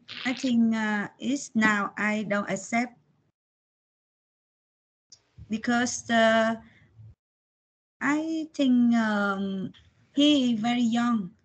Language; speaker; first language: English; non-native, learner; Vietnamese